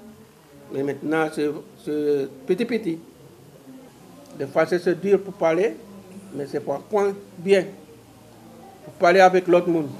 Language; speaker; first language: French; non-native, learner; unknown